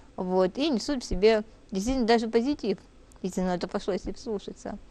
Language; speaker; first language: Russian; native; Russian